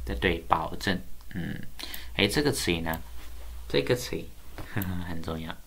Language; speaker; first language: Chinese; native; Chinese